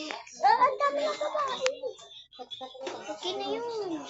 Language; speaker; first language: Filipino; native; Filipino